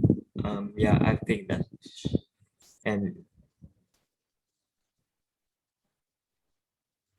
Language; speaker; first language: English; non-native, learner; Vietnamese